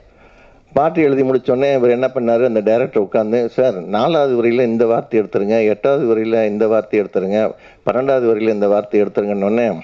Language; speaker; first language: Tamil; native; Tamil